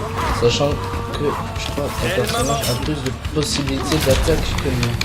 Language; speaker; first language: French; native; French